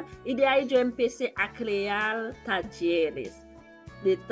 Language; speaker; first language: Spanish; non-native, learner; Haitian Creole